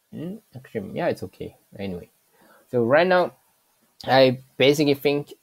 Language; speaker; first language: English; non-native, fluent; German